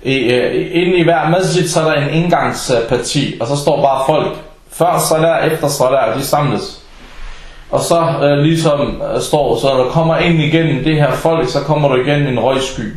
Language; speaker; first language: Danish; early bilingual, other home language; Arabic